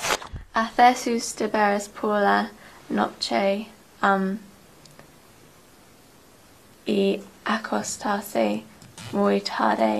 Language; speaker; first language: Spanish; non-native, learner; English